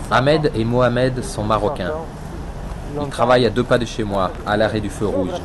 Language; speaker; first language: French; native; French